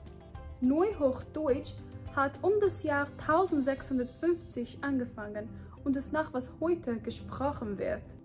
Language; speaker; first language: German; non-native, fluent; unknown